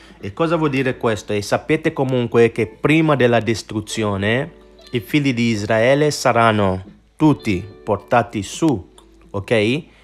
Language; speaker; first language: Italian; non-native, fluent; English